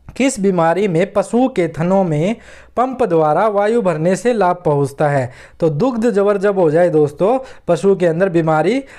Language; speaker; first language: Hindi; native; Hindi